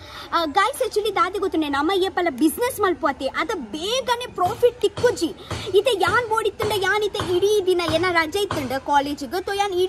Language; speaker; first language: Kannada; non-native, local second language; Tulu